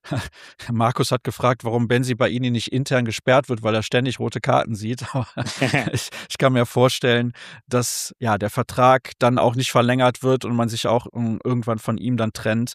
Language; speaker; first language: German; native; German